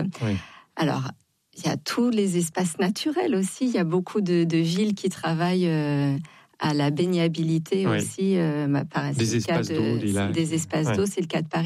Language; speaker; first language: French; native; French